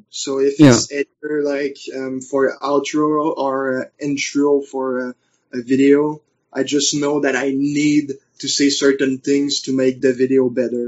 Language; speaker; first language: English; non-native, fluent; French